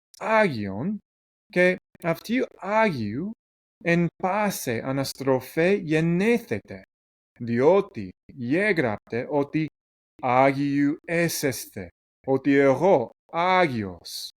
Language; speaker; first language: Greek; non-native, fluent; English